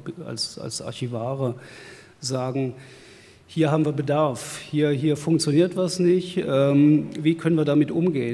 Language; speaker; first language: German; native; German